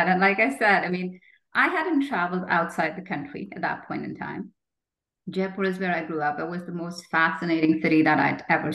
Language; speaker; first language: English; non-native, local second language; Hindi